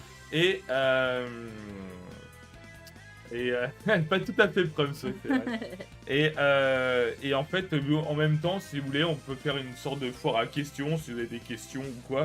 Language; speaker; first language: French; native; French